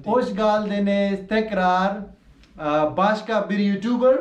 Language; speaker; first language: Turkish; non-native, learner; Urdu